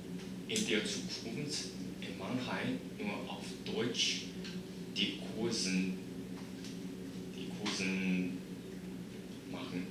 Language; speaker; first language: German; non-native, learner; Chinese